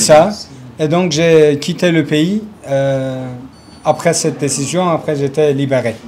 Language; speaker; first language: French; non-native, learner; Kurdish